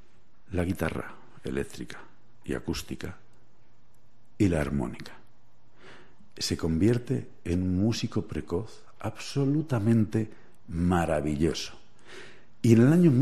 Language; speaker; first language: Spanish; native; Spanish